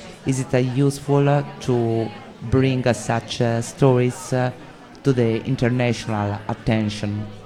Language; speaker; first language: English; non-native, fluent; Italian